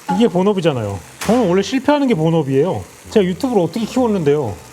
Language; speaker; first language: Korean; native; Korean